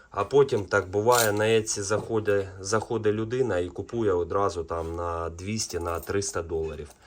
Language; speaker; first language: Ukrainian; native; Ukrainian